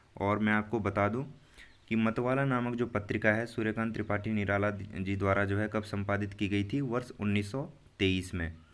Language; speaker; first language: Hindi; native; Hindi